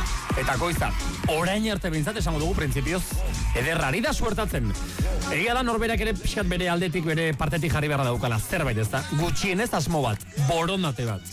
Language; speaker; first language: Basque; native; Basque